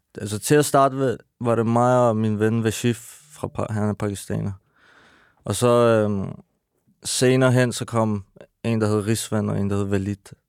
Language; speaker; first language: Danish; early bilingual, other home language; Persian